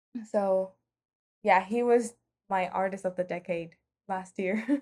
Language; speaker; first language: English; non-native, fluent; Spanish